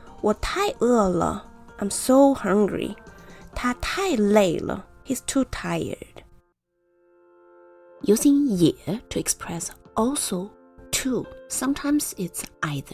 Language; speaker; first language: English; non-native, fluent; Chinese